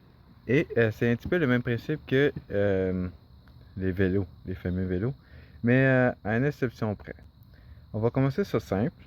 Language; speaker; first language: French; native; French